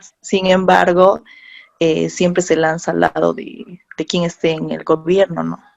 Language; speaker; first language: Spanish; native; Spanish